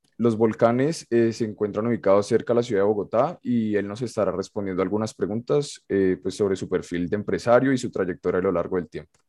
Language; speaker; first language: Spanish; native; Spanish